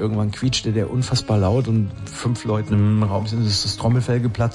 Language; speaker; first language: German; native; German